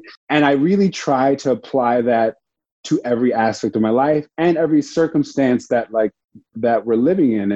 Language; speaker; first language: English; native; English